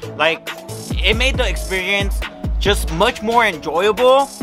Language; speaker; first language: English; early bilingual, other home language; Spanish